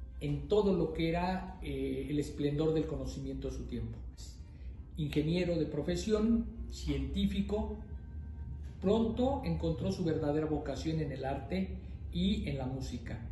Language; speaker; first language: Spanish; native; Spanish